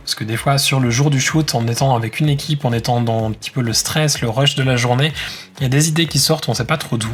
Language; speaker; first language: French; native; French